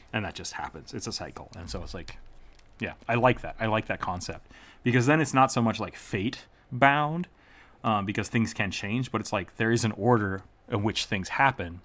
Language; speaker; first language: English; native; English